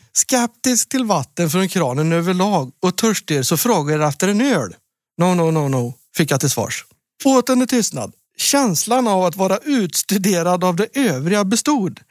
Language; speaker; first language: Swedish; native; Swedish